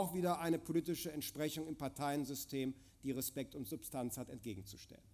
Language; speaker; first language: German; native; German